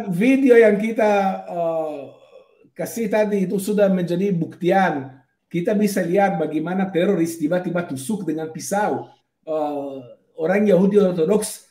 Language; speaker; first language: Indonesian; non-native, fluent; Hebrew